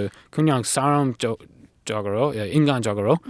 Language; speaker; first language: Korean; non-native, learner; English